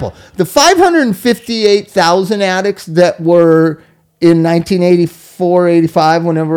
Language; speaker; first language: English; native; English